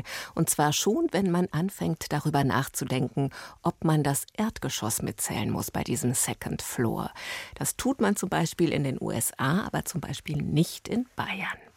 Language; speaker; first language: German; native; German